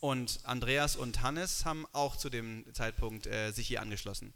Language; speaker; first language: German; native; German